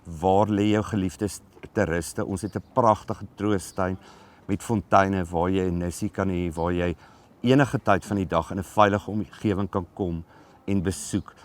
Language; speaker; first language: Afrikaans; native; Afrikaans